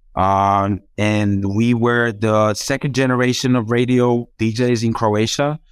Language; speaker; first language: English; non-native, fluent; Croatian